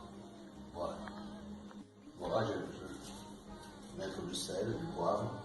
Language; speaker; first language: French; non-native, learner; Portuguese